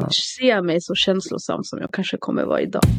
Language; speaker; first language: Swedish; early bilingual, other home language; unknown